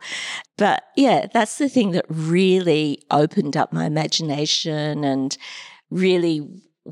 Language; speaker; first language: English; native; English